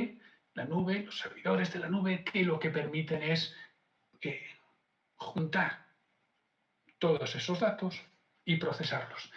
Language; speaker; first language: Spanish; native; Spanish